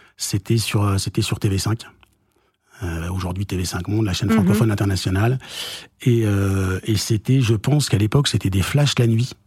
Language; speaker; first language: French; native; French